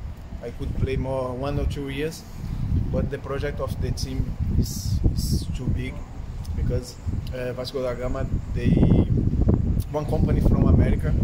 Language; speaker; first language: English; non-native, fluent; Portuguese